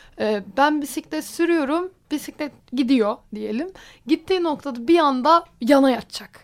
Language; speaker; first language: Turkish; native; Turkish